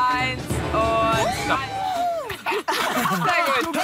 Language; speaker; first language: German; native; German